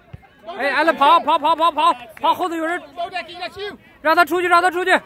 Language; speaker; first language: Chinese; native; Chinese